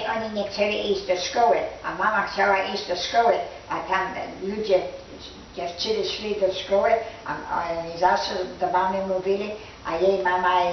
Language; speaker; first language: Polish; early bilingual, heritage; Polish